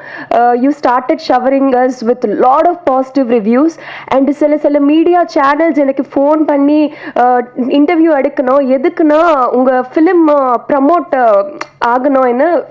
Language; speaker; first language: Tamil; non-native, learner; Telugu